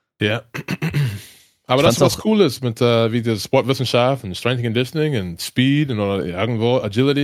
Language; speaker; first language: German; non-native, learner; English